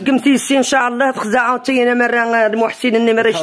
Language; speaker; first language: Arabic; non-native, local second language; Riffian